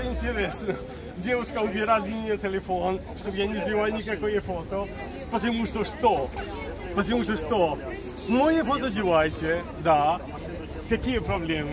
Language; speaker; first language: Russian; non-native, local second language; Ukrainian